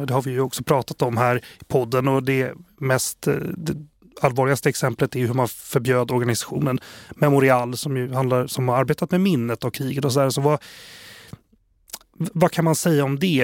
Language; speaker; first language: Swedish; native; Swedish